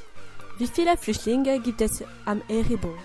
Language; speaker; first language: German; non-native, learner; French